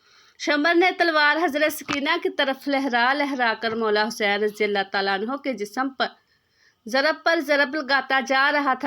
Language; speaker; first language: Urdu; native; Urdu